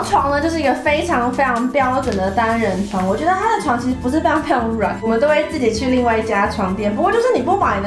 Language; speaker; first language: Chinese; native; Chinese